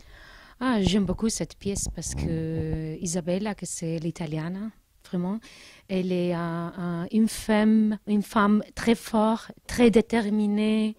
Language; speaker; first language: French; non-native, learner; Spanish